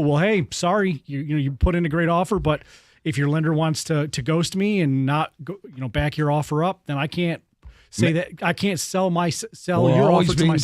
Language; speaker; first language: English; native; English